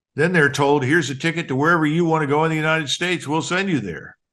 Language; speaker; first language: English; native; English